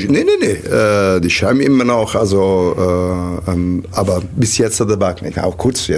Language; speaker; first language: German; non-native, learner; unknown